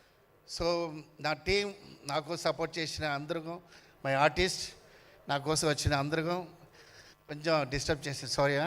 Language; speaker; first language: Telugu; non-native, learner; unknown